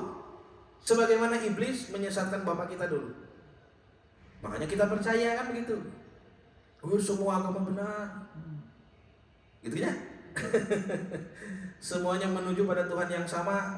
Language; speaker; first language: Indonesian; native; Indonesian